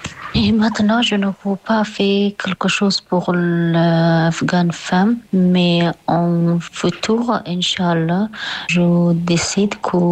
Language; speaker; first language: French; non-native, learner; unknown